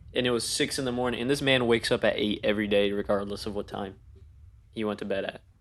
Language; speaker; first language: English; native; English